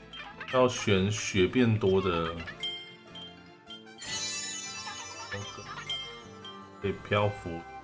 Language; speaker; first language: Chinese; native; Chinese